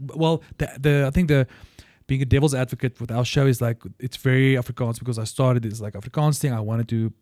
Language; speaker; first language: English; non-native, local second language; Afrikaans